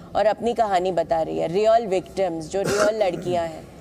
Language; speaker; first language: Hindi; non-native, local second language; Malayalam